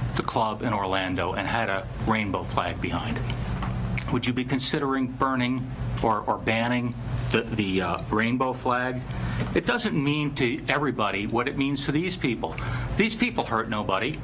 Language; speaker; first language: English; native; English